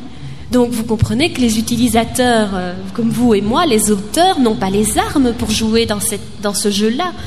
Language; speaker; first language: French; native; French